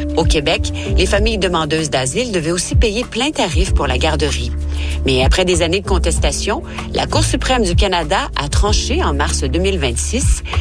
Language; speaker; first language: French; native; French